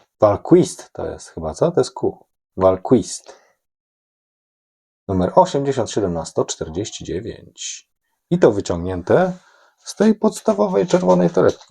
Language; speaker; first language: Polish; native; Polish